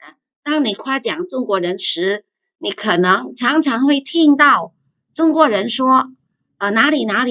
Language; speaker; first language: Chinese; non-native, fluent; Indonesian